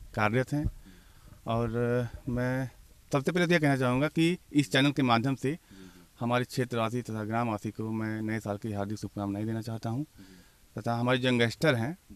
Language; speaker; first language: Hindi; native; Hindi